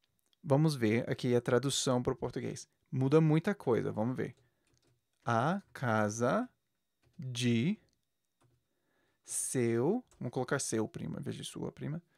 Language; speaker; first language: Portuguese; non-native, fluent; English